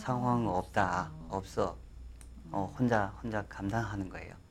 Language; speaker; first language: Korean; non-native, fluent; Chinese